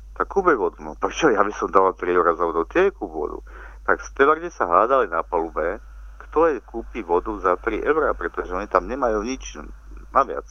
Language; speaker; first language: Slovak; native; Slovak